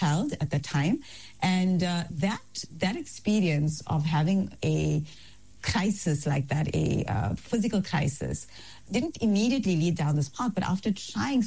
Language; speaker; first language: English; native; English